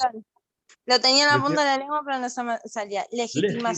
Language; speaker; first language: Spanish; native; Spanish